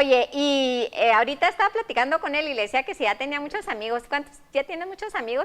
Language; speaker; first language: Spanish; native; Spanish